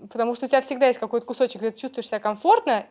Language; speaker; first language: Russian; native; Russian